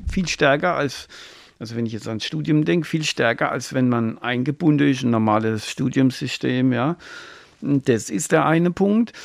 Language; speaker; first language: German; native; German